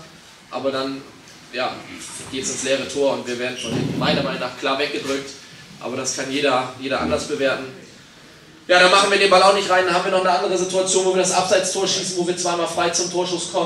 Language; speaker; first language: German; native; German